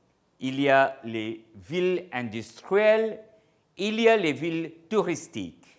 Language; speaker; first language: French; non-native, fluent; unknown